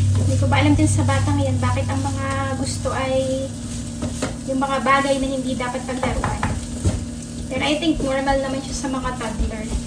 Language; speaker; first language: Filipino; native; Filipino